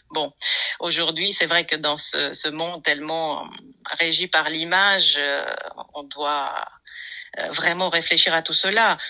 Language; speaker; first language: French; non-native, fluent; Romanian